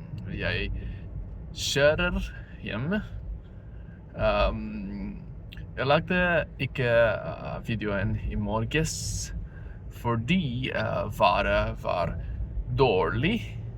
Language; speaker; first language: Norwegian; non-native, learner; Japanese